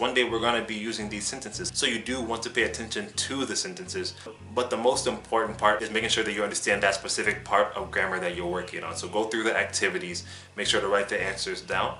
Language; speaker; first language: English; native; English